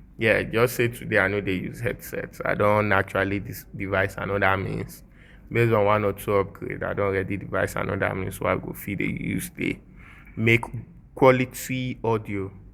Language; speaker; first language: Nigerian Pidgin; non-native, local second language; Yoruba